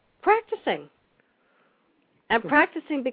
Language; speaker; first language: English; native; English